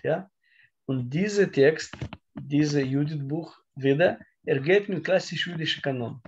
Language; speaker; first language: German; non-native, learner; Russian